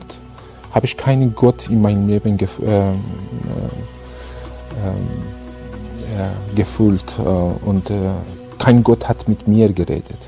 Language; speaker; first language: German; non-native, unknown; Persian